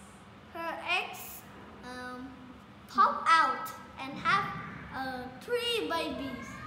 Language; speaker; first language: English; non-native, learner; Vietnamese